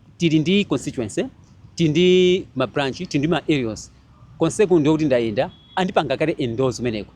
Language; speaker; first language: Nyanja; native; Nyanja